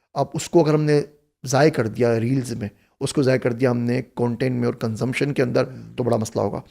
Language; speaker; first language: Urdu; native; Urdu